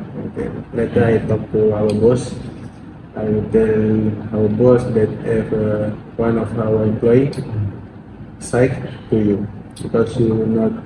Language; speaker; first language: English; non-native, learner; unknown